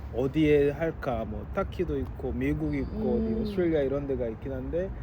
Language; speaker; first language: Korean; non-native, fluent; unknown